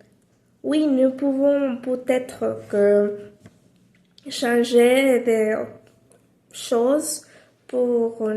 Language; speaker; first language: French; non-native, learner; Spanish